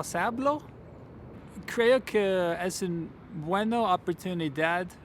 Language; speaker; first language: Spanish; non-native, learner; English